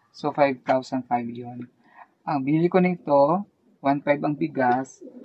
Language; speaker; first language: Filipino; non-native, local second language; Cebuano